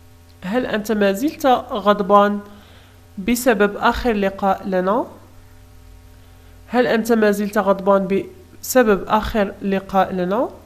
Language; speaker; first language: Arabic; native; Arabic